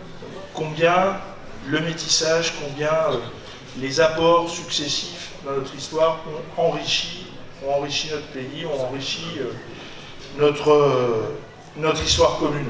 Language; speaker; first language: French; native; French